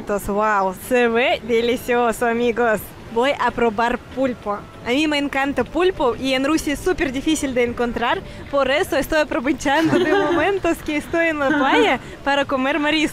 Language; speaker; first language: Spanish; non-native, fluent; Russian